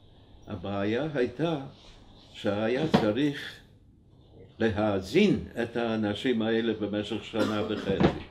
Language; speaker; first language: Hebrew; non-native, fluent; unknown